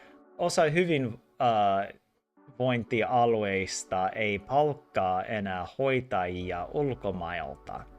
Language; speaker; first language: Finnish; non-native, learner; English